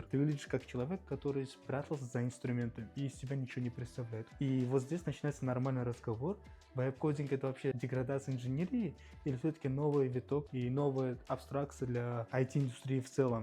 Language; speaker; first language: Russian; native; Russian